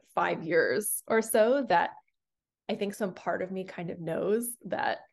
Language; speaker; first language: English; native; English